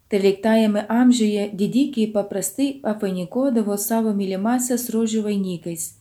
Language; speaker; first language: Lithuanian; non-native, fluent; Ukrainian